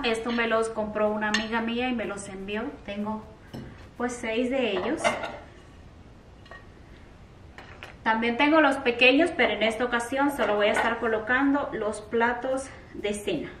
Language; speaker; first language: Spanish; native; Spanish